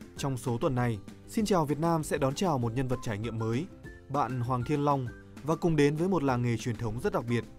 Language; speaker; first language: Vietnamese; native; Vietnamese